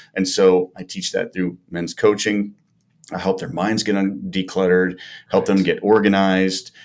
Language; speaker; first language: English; native; English